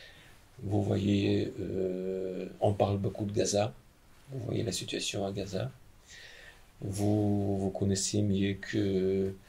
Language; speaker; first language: French; non-native, fluent; Ukrainian